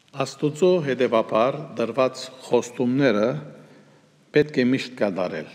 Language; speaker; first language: Armenian; early bilingual, heritage; Armenian